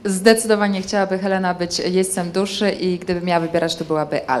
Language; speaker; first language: Polish; native; Polish